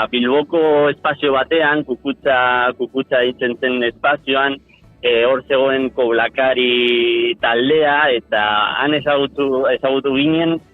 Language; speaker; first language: Basque; non-native, local second language; Spanish